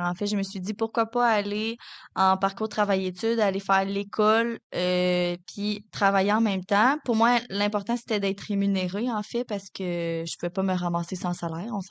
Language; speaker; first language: French; native; French